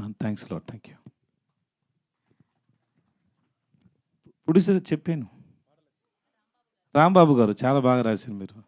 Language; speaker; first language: Telugu; non-native, learner; Tamil